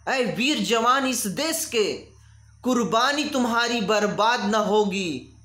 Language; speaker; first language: Hindi; native; Hindi